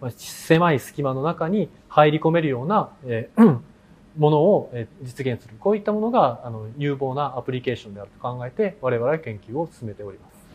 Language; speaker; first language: Japanese; native; Japanese